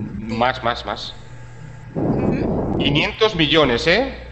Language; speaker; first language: Spanish; native; Spanish